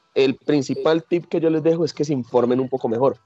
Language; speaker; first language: Spanish; native; Spanish